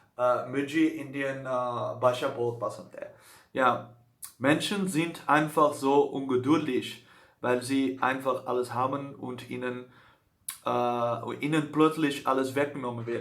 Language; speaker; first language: German; non-native, learner; Dutch